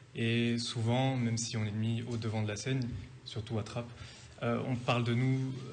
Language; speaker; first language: French; native; French